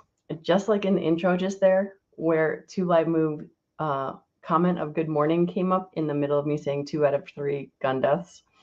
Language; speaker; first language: English; native; English